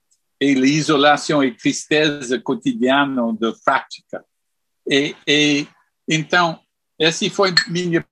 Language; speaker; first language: Portuguese; non-native, fluent; English